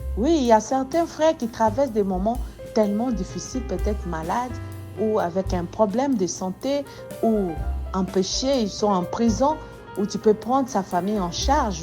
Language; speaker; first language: French; non-native, local second language; Lingala